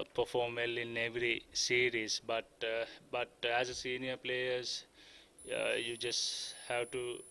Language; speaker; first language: English; non-native, local second language; Sinhala